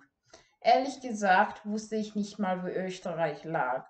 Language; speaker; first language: German; non-native, fluent; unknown